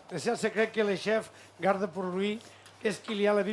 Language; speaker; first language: French; non-native, fluent; Catalan